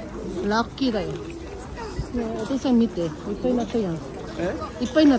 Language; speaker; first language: Japanese; non-native, fluent; Filipino